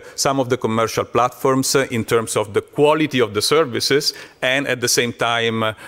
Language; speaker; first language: English; non-native, fluent; Italian